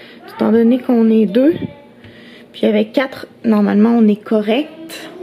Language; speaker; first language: French; native; French